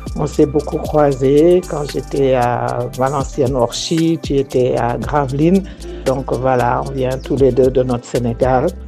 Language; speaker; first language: French; non-native, local second language; Wolof